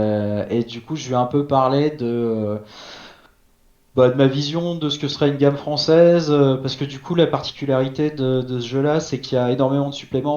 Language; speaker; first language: French; native; French